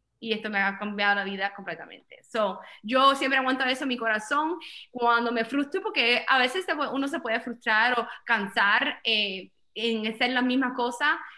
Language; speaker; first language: Spanish; early bilingual, heritage; Spanish